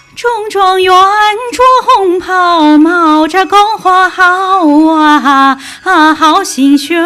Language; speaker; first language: Chinese; native; Chinese